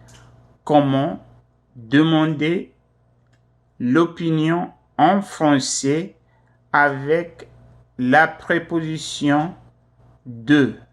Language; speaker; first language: French; non-native, fluent; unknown